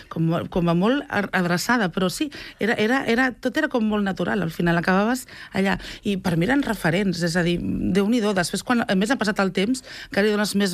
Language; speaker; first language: Catalan; native; Catalan